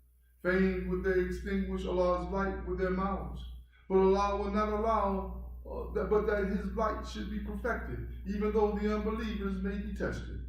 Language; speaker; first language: English; native; English